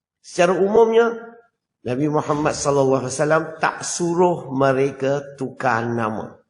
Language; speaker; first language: Malay; non-native, local second language; Chinese